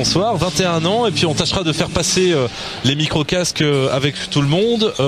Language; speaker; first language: French; native; French